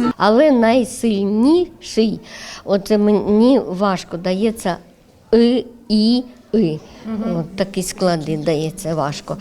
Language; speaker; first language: Ukrainian; non-native, local second language; Russian